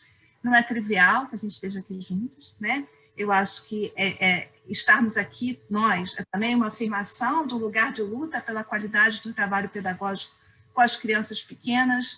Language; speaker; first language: Portuguese; native; Portuguese